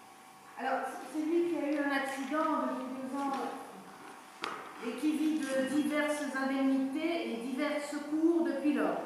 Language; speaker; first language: French; native; French